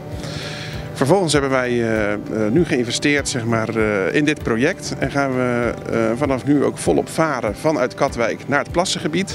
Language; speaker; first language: Dutch; native; Dutch